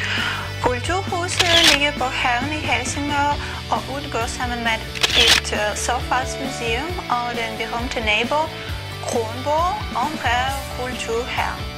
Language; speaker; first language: Danish; non-native, learner; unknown